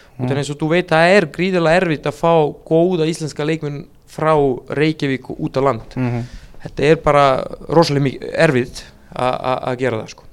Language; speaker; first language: Icelandic; non-native, fluent; Serbian